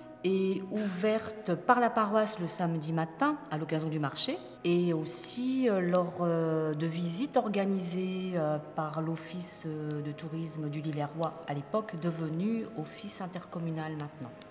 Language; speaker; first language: French; native; French